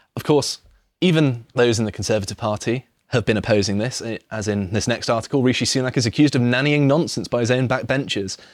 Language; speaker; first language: English; native; English